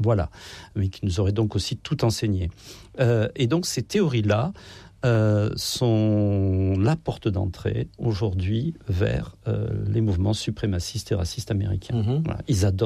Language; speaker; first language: French; native; French